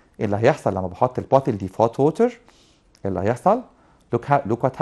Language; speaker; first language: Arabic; native; Arabic